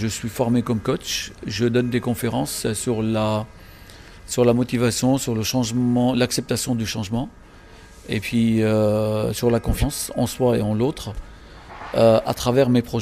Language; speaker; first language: French; non-native, local second language; Arabic